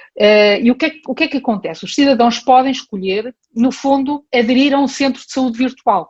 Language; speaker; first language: Portuguese; early bilingual, heritage; Portuguese